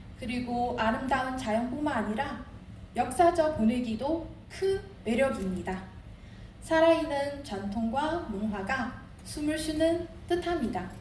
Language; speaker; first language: Korean; non-native, fluent; Chinese